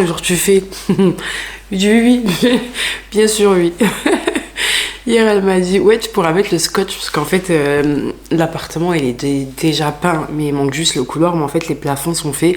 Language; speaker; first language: French; native; French